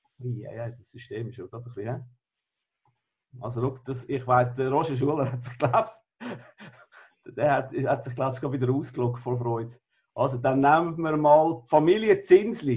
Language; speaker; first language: German; native; German